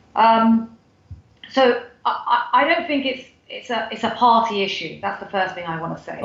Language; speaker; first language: English; native; English